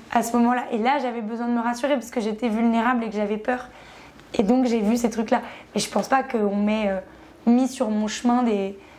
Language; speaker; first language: French; native; French